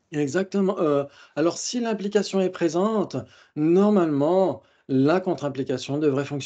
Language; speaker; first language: French; native; French